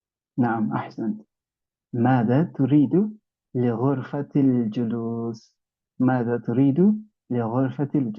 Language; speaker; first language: Arabic; non-native, fluent; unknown